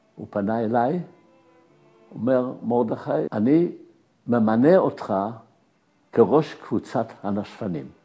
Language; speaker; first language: Hebrew; early bilingual, other home language; German